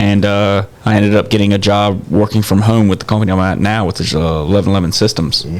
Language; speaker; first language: English; native; English